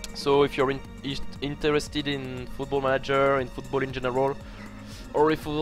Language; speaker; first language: English; non-native, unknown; French